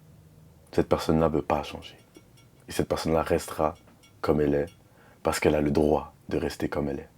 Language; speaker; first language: French; native; French